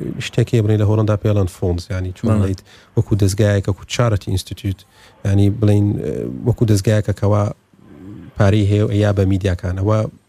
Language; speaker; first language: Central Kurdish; early bilingual, heritage; Central Kurdish